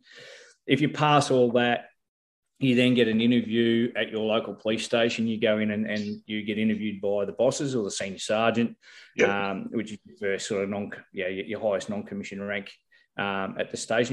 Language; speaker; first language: English; native; English